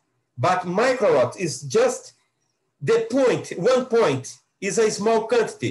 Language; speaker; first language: English; non-native, learner; Portuguese